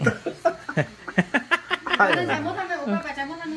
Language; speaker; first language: Korean; native; Korean